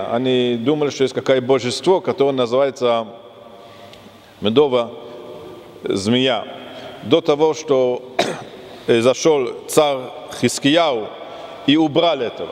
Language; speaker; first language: Russian; non-native, fluent; German